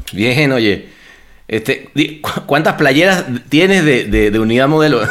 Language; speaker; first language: Spanish; native; Spanish